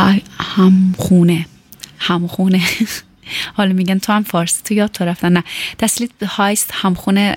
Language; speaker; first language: German; non-native, learner; Persian